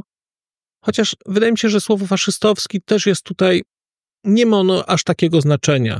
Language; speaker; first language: Polish; native; Polish